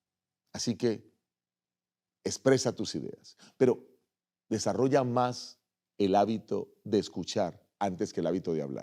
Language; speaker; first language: Spanish; native; Spanish